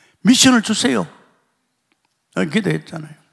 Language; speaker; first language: Korean; native; Korean